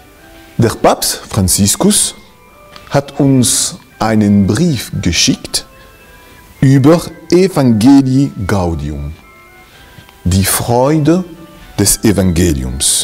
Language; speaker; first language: German; non-native, local second language; French